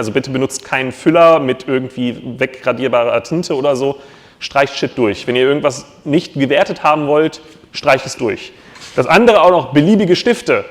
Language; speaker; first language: German; native; German